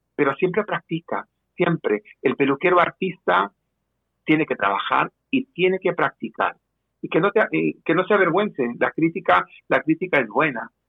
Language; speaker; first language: Spanish; native; Spanish